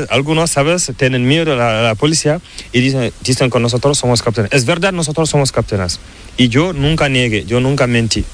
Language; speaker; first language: Spanish; non-native, learner; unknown